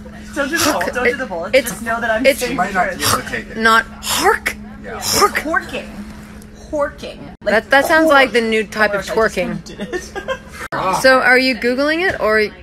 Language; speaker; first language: English; native; English